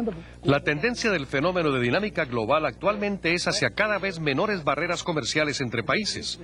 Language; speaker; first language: Spanish; native; Spanish